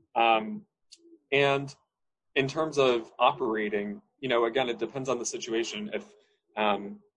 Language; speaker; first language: English; native; English